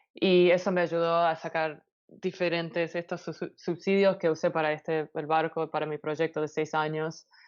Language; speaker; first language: Spanish; early bilingual, heritage; Spanish